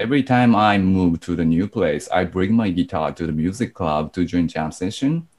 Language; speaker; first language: English; non-native, fluent; Japanese